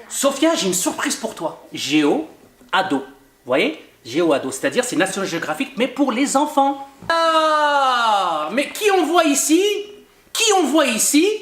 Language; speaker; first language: French; native; French